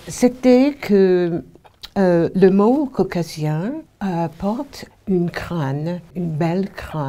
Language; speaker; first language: French; non-native, fluent; English